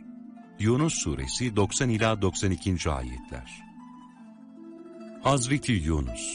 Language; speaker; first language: Turkish; native; Turkish